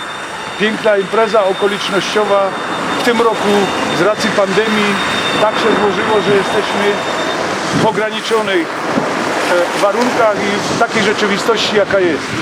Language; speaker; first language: Polish; native; Polish